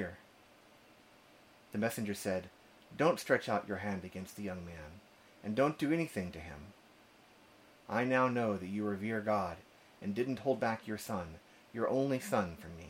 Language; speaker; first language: English; native; English